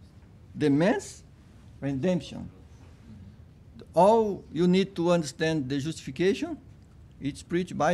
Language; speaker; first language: English; non-native, fluent; Portuguese